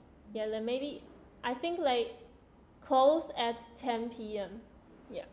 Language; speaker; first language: English; non-native, learner; Chinese